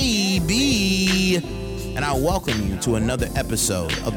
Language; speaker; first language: English; native; English